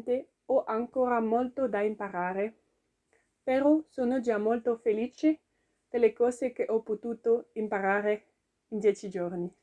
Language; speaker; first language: Italian; non-native, learner; French